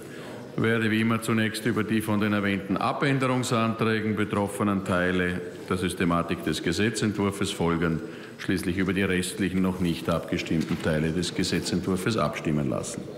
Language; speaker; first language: German; native; German